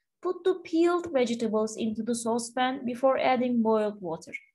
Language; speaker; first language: English; non-native, fluent; Turkish